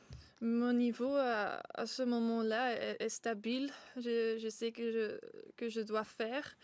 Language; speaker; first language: French; non-native, local second language; Dutch